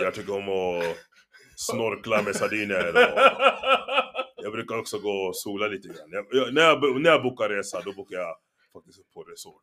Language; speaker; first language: Swedish; native; Swedish